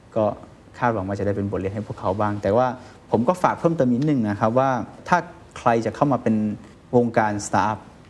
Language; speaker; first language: Thai; non-native, fluent; Chinese